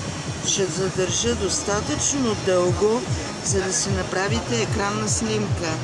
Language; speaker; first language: Bulgarian; native; Bulgarian